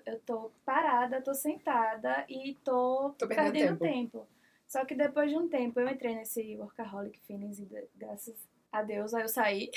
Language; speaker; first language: Portuguese; native; Portuguese